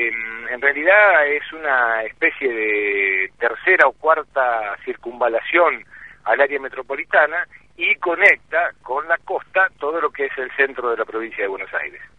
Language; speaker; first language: Spanish; native; Spanish